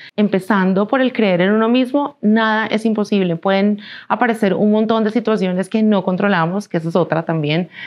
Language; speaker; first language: Spanish; native; Spanish